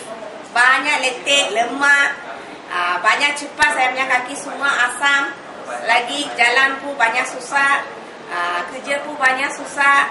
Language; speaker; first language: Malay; non-native, local second language; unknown